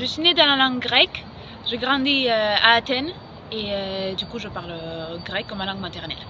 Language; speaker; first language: French; non-native, fluent; Greek